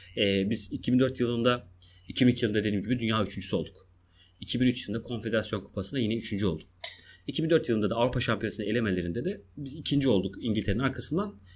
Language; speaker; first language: Turkish; non-native, local second language; Kurdish